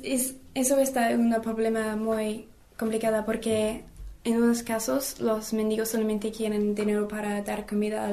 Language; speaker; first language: Spanish; non-native, learner; English